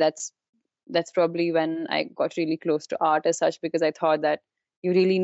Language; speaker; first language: English; non-native, local second language; Kashmiri